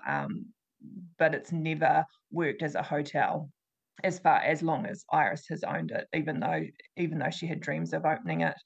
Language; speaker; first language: English; native; English